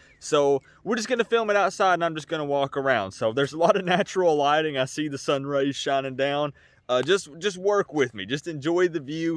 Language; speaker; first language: English; native; English